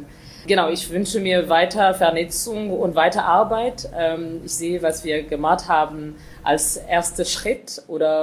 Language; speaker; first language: German; non-native, fluent; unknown